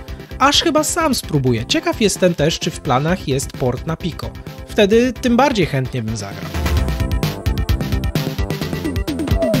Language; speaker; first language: Polish; native; Polish